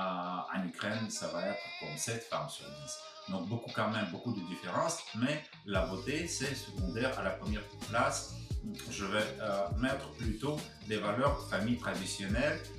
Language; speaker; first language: French; non-native, fluent; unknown